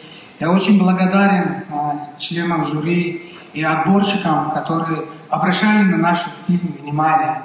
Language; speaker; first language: Russian; non-native, local second language; Tajik